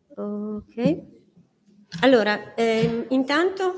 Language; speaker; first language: Italian; native; Italian